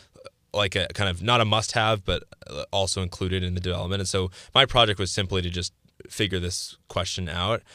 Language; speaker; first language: English; early bilingual, other home language; Greek